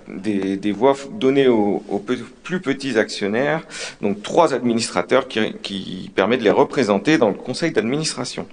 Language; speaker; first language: French; native; French